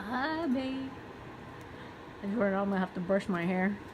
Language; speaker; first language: English; native; English